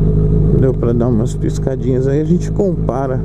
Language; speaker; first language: Portuguese; native; Portuguese